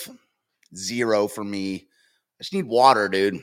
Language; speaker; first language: English; native; English